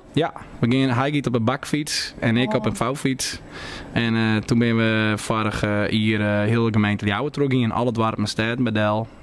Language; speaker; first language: Dutch; non-native, local second language; Western Frisian